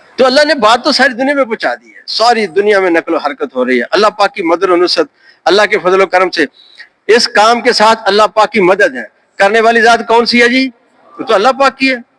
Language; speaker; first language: Urdu; native; Urdu